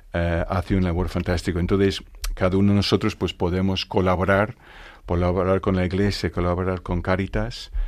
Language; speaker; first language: Spanish; non-native, fluent; English